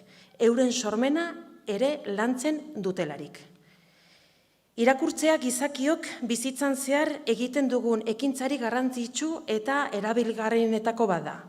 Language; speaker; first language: Basque; native; Basque